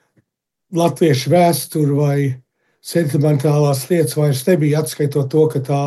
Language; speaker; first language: Latvian; early bilingual, heritage; Latvian